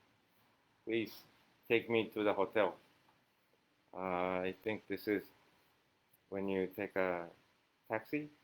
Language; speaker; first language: English; non-native, fluent; Japanese